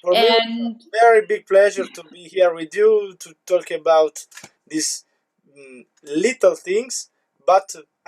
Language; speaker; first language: English; non-native, learner; Italian